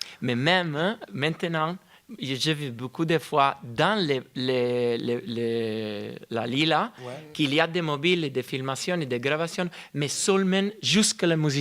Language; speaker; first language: French; non-native, fluent; Italian